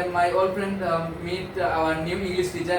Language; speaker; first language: English; non-native, learner; Bangla